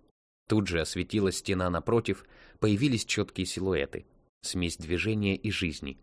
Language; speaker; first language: Russian; native; Russian